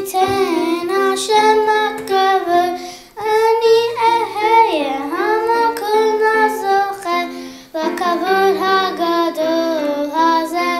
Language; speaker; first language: Hebrew; non-native, learner; English